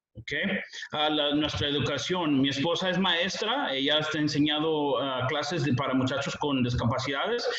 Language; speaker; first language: Spanish; early bilingual, heritage; Spanish